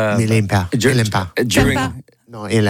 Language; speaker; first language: French; non-native, learner; English